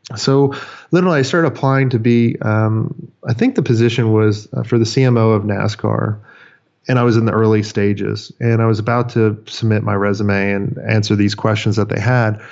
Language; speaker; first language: English; native; English